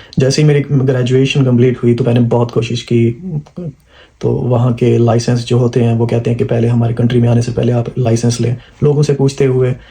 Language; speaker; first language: Urdu; non-native, local second language; Punjabi